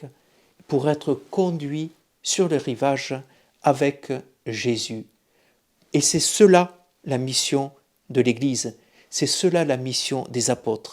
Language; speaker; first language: French; native; French